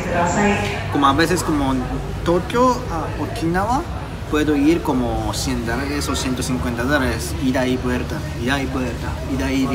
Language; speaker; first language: Spanish; non-native, learner; Japanese